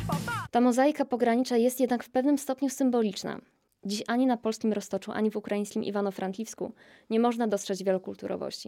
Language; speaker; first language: Polish; native; Polish